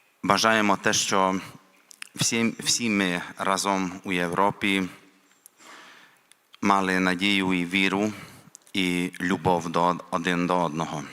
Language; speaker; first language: Ukrainian; non-native, local second language; Hungarian